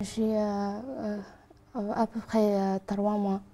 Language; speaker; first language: French; non-native, learner; Arabic